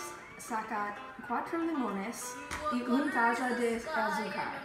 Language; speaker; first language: Spanish; non-native, learner; English